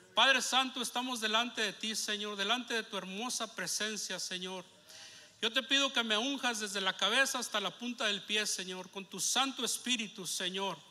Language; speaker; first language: Spanish; native; Spanish